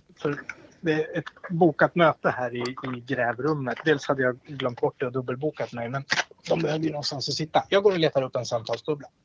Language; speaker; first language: Swedish; native; Swedish